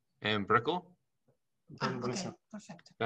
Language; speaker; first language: Spanish; non-native, learner; English